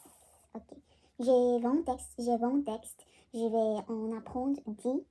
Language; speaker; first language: French; non-native, learner; Korean